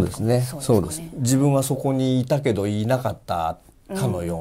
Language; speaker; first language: Japanese; native; Japanese